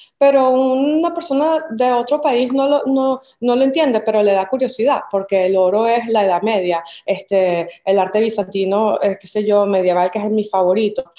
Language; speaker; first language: Spanish; native; Spanish